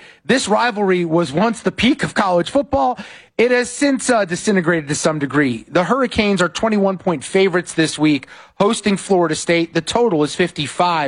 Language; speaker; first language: English; native; English